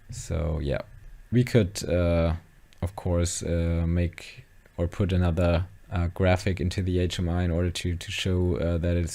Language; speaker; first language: English; non-native, fluent; German